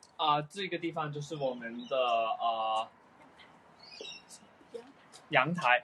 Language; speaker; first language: Chinese; early bilingual, heritage; Chinese